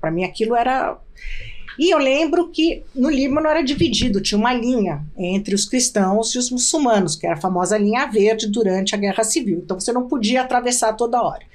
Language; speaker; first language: Portuguese; early bilingual, other home language; Arabic